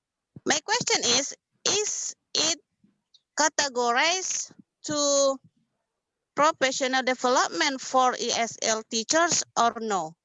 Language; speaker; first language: English; non-native, learner; Indonesian